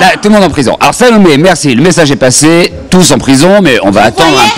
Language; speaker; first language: French; native; French